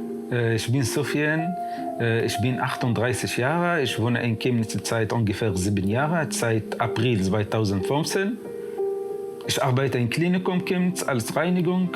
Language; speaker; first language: German; non-native, learner; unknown